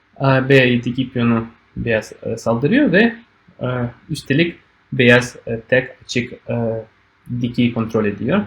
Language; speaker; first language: Turkish; non-native, fluent; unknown